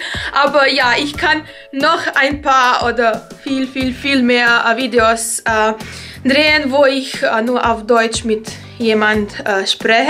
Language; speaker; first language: German; non-native, fluent; Bosnian